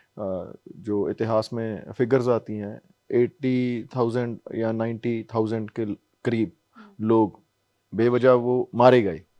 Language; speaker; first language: Hindi; non-native, local second language; Punjabi